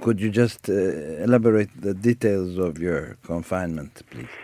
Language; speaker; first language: English; non-native, fluent; Turkish